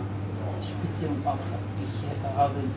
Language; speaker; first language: German; non-native, learner; Turkish